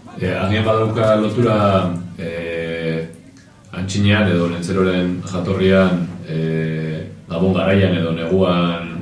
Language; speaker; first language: Basque; non-native, local second language; Spanish